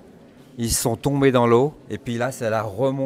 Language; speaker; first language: French; native; French